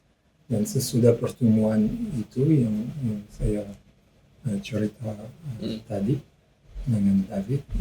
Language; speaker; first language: Indonesian; non-native, learner; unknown